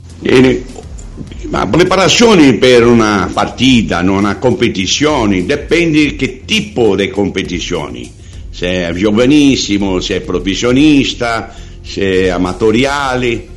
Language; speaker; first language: Italian; non-native, learner; Portuguese